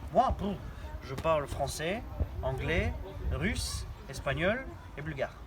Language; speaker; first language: French; non-native, fluent; Bulgarian